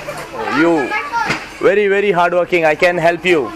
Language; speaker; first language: English; non-native, learner; Hindi